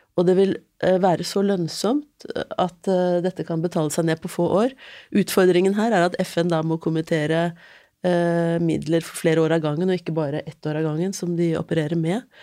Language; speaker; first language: Norwegian; native; Norwegian